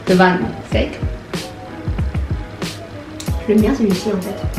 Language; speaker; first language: French; non-native, learner; Chinese